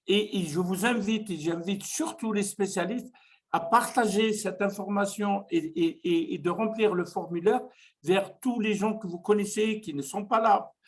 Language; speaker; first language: French; non-native, local second language; Arabic